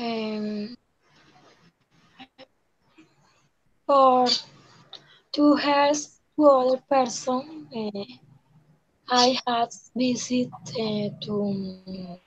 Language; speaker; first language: English; non-native, learner; Spanish